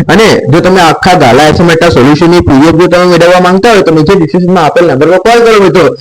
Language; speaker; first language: Gujarati; non-native, local second language; Marathi